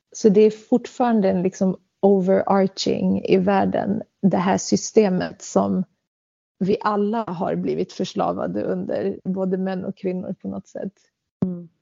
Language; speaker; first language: Swedish; early bilingual, other home language; Central Kurdish